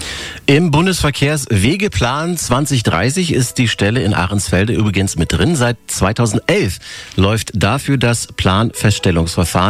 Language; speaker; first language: German; native; German